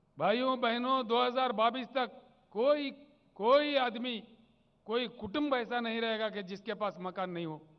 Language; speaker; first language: Hindi; non-native, local second language; Telugu